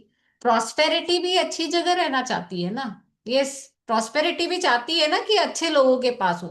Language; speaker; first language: Hindi; native; Hindi